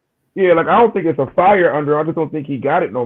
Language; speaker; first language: English; native; English